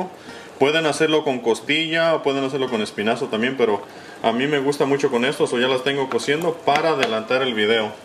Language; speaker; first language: Spanish; native; Spanish